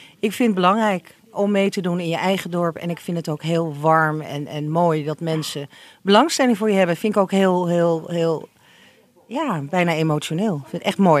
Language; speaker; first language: Dutch; native; Dutch